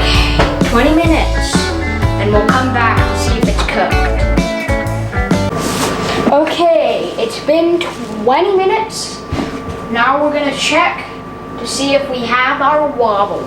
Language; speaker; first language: English; native; English